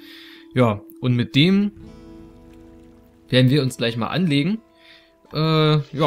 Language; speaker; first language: German; native; German